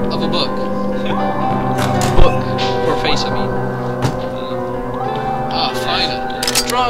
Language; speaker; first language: English; native; English